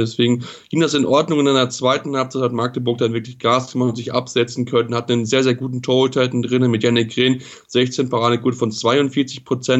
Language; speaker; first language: German; native; German